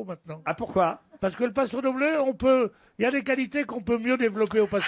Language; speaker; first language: French; native; French